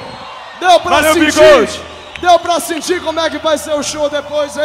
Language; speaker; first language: Portuguese; native; Portuguese